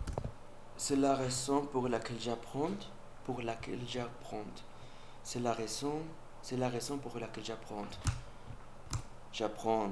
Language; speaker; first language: French; non-native, learner; Spanish